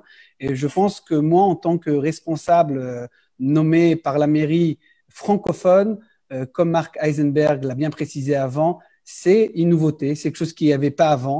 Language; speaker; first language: French; early bilingual, heritage; French